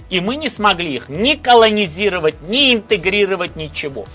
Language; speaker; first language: Russian; non-native, local second language; Armenian